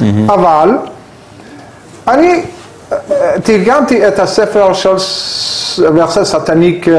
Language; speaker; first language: Hebrew; non-native, learner; Persian